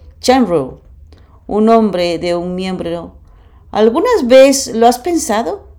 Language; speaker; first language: Spanish; non-native, fluent; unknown